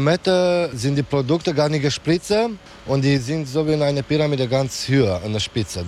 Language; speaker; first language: German; non-native, learner; Romanian